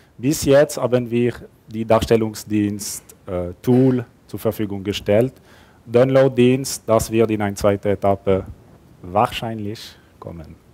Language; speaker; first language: German; non-native, local second language; French